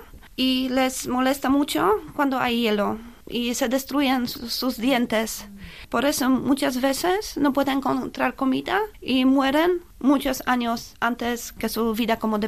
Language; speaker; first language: Spanish; non-native, fluent; Polish